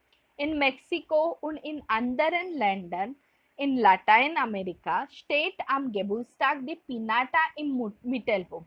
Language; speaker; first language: German; non-native, fluent; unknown